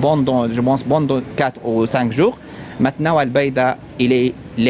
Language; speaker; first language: French; non-native, learner; Arabic